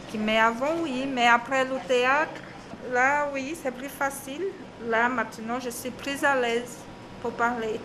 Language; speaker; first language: French; non-native, learner; Portuguese